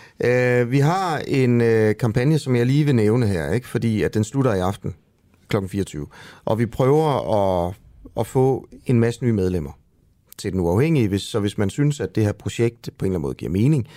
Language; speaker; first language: Danish; native; Danish